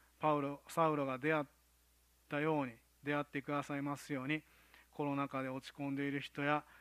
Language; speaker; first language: Japanese; native; Japanese